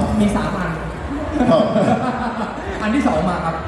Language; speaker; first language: Thai; native; Thai